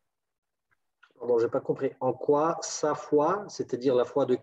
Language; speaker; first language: French; non-native, fluent; Ukrainian